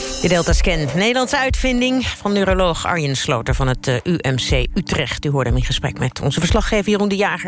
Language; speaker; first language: Dutch; native; Dutch